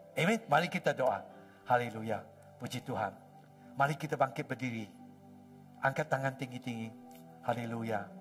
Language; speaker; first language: Malay; non-native, local second language; Chinese